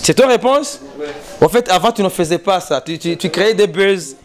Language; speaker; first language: French; non-native, local second language; Rundi